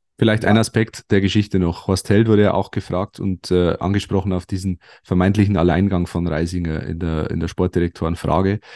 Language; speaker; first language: German; native; German